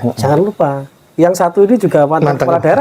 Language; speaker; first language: Indonesian; non-native, local second language; Javanese